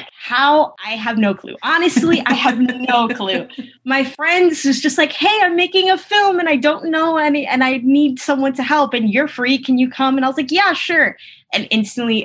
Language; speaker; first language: English; early bilingual, other home language; Spanish